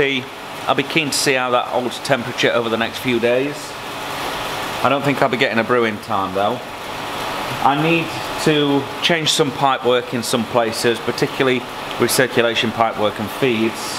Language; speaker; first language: English; native; English